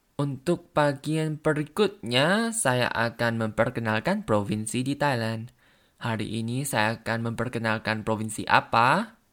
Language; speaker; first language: Indonesian; non-native, learner; Thai